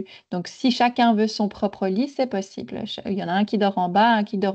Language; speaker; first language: French; native; French